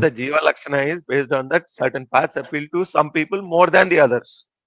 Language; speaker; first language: English; non-native, local second language; Telugu